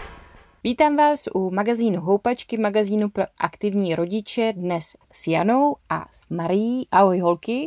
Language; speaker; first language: Czech; native; Czech